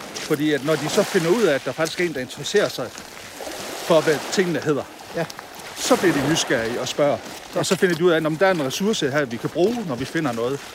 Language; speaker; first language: Danish; native; Danish